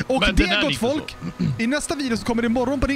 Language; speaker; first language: Swedish; native; Swedish